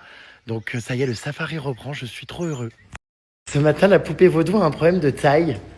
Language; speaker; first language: French; native; French